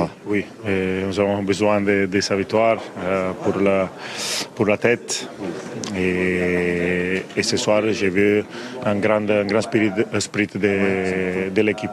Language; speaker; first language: French; non-native, learner; Italian